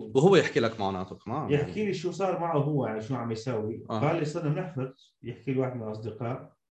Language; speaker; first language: Arabic; native; Arabic